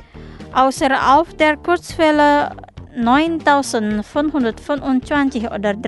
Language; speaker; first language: German; non-native, fluent; Indonesian